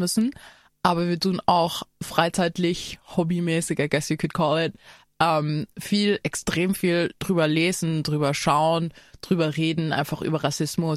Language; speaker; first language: German; native; German